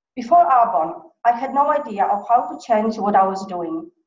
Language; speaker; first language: English; non-native, fluent; Polish